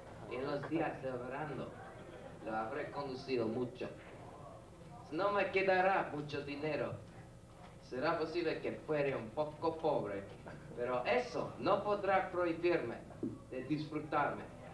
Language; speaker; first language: Spanish; non-native, learner; English